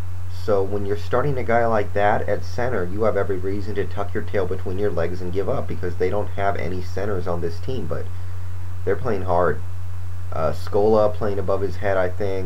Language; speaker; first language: English; native; English